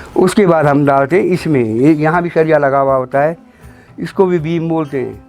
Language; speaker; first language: Hindi; non-native, local second language; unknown